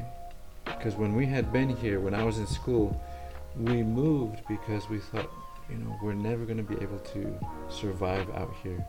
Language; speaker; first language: English; early bilingual, other home language; Spanish